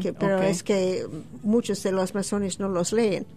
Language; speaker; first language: Spanish; non-native, fluent; English